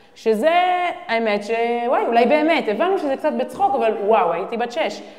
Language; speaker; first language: Hebrew; native; Hebrew